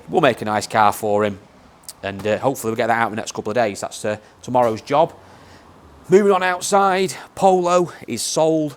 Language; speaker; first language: English; native; English